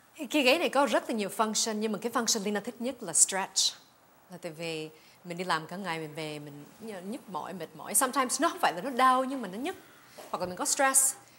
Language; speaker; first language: Vietnamese; early bilingual, heritage; Vietnamese